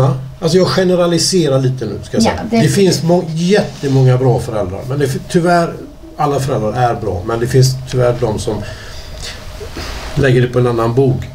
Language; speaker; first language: Swedish; native; Swedish